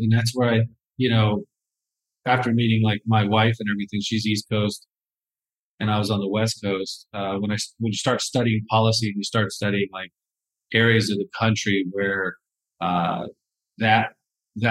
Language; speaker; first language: English; native; English